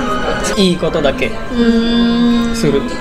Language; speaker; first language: Japanese; non-native, fluent; Indonesian